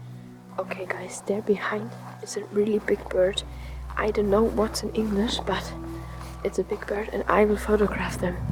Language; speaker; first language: English; non-native, learner; German